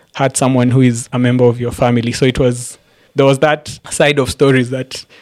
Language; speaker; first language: English; non-native, local second language; Embu